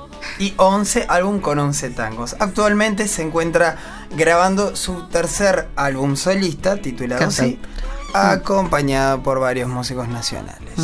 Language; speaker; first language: Spanish; native; Spanish